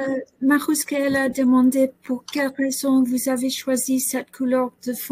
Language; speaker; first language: French; non-native, learner; English